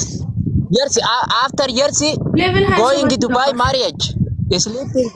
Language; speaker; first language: English; non-native, learner; Oromo